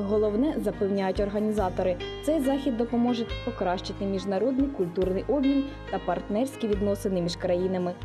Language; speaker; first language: Ukrainian; native; Ukrainian